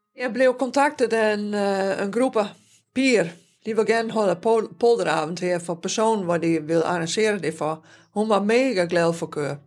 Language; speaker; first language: Danish; non-native, fluent; Dutch